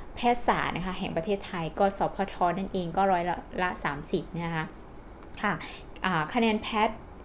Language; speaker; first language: Thai; native; Thai